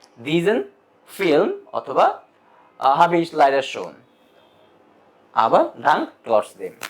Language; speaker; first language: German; non-native, fluent; Bangla